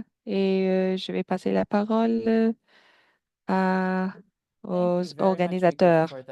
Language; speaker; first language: French; non-native, fluent; English